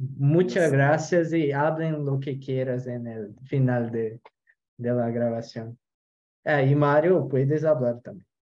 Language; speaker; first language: Spanish; non-native, local second language; Portuguese